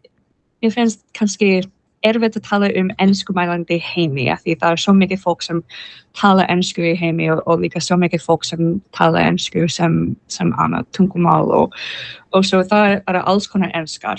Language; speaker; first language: Icelandic; non-native, learner; English